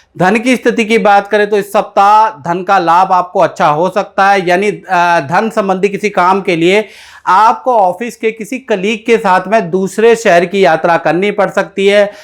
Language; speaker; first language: Hindi; native; Hindi